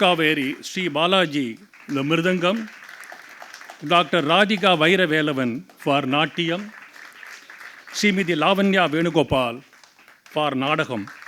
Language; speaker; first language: Tamil; native; Tamil